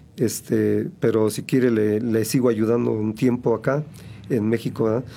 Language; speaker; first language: Spanish; native; Spanish